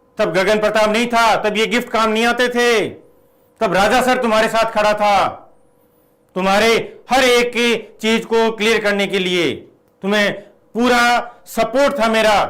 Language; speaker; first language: Hindi; native; Hindi